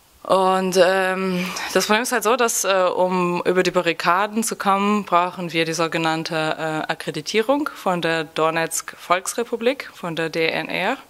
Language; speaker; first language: German; non-native, fluent; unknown